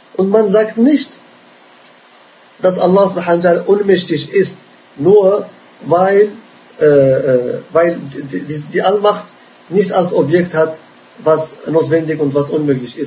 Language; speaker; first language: German; non-native, fluent; Arabic